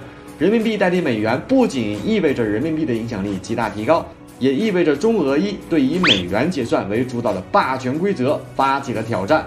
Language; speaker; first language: Chinese; native; Chinese